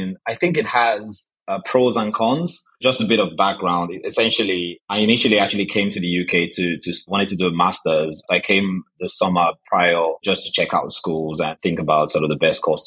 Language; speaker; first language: English; non-native, local second language; Yoruba